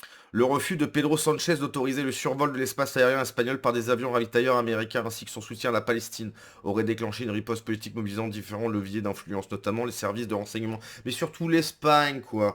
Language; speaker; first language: French; native; French